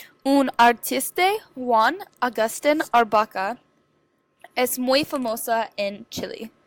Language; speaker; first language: Spanish; non-native, learner; English